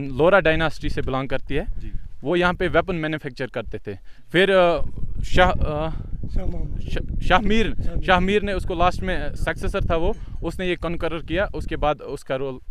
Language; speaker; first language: Hindi; non-native, local second language; Kashmiri